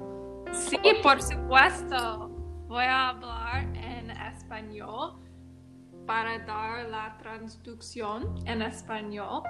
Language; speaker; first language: Spanish; non-native, learner; English